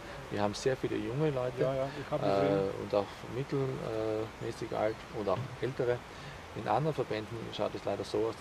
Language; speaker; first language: German; native; German